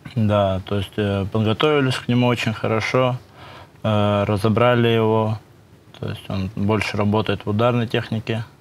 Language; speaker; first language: Russian; native; Russian